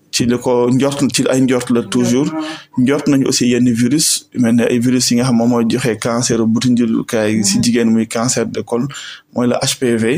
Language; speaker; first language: Wolof; native; Wolof